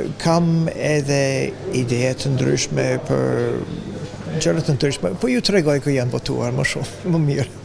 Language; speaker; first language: Albanian; non-native, fluent; English